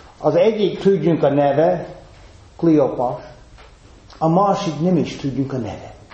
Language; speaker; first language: Hungarian; non-native, fluent; English